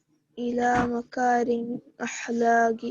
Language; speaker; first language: Arabic; non-native, learner; Divehi